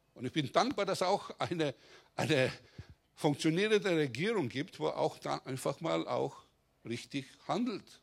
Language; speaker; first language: German; non-native, fluent; Greek